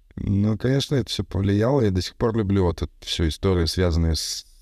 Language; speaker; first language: Russian; native; Russian